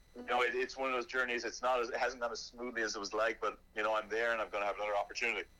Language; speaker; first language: English; native; English